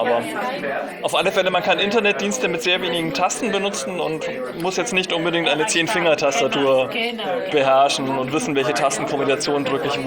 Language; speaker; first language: German; native; German